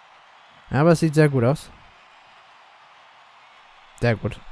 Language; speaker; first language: German; native; German